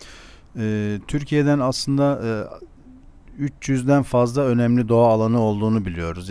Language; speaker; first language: Turkish; native; Turkish